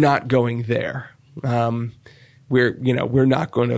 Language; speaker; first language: English; native; English